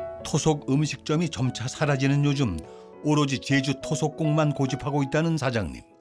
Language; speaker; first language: Korean; native; Korean